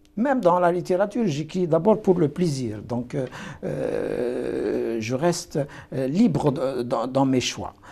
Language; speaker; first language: French; non-native, local second language; Kabyle